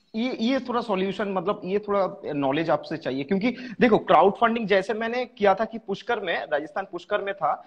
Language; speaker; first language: Hindi; non-native, local second language; Bangla